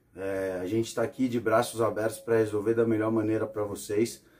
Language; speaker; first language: Portuguese; native; Portuguese